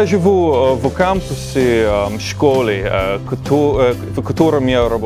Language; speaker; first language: Russian; non-native, learner; English